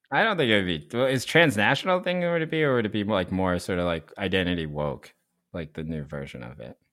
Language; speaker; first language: English; early bilingual, other home language; Korean